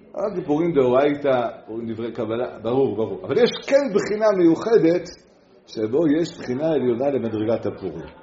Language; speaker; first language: Hebrew; native; Hebrew